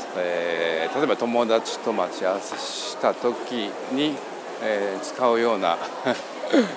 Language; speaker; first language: Japanese; native; Japanese